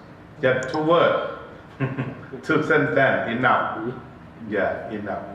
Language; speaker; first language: English; non-native, learner; Thai